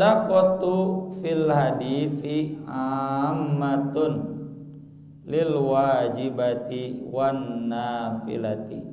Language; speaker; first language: Arabic; non-native, fluent; Sundanese